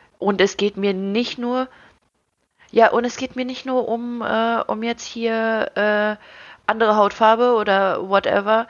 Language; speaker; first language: German; early bilingual, other home language; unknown